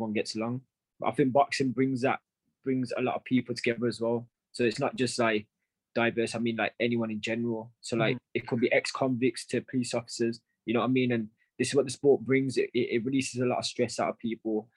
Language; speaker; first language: English; native; English